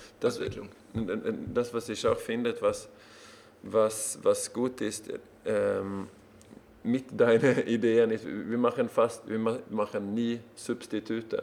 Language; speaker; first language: German; non-native, learner; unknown